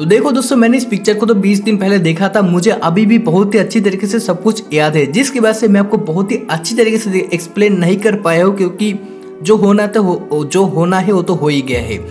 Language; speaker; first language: Hindi; non-native, local second language; Bangla